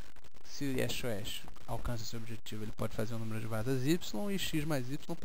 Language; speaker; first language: Portuguese; native; Portuguese